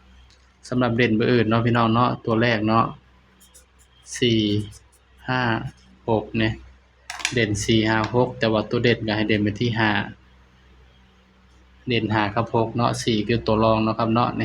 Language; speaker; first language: Thai; non-native, local second language; Lao